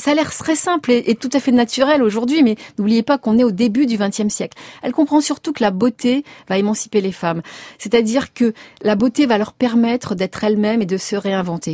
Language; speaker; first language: French; native; French